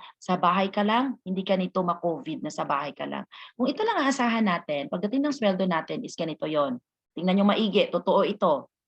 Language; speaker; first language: Filipino; non-native, local second language; Hiligaynon